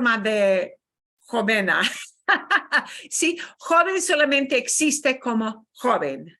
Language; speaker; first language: Spanish; non-native, fluent; English